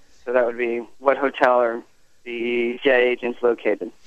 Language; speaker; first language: English; native; English